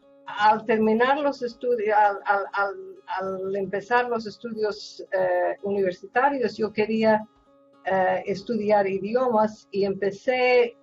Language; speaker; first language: Spanish; non-native, fluent; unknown